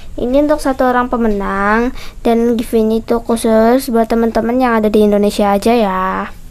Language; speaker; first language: Indonesian; native; Indonesian